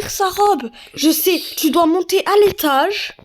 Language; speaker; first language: French; native; French